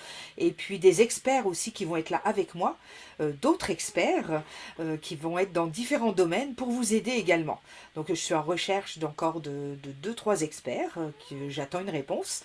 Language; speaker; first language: French; native; French